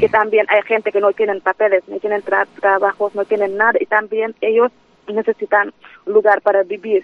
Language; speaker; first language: Spanish; non-native, fluent; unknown